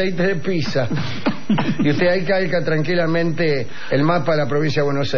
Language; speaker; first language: Spanish; native; Spanish